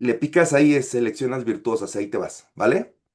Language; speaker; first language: Spanish; native; Spanish